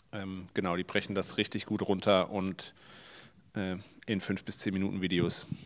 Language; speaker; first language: German; native; German